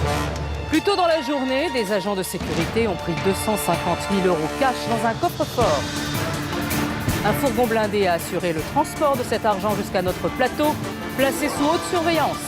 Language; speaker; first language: French; native; French